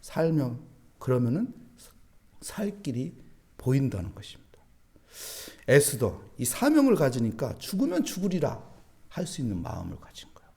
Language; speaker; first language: Korean; native; Korean